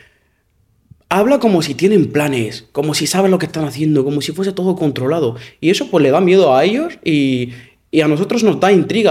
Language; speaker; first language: Spanish; non-native, fluent; Arabic